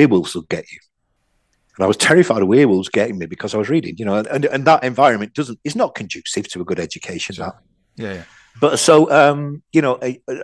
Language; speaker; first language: English; native; English